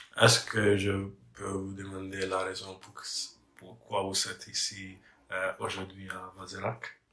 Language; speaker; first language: French; non-native, learner; English